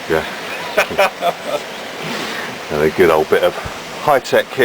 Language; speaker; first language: English; native; English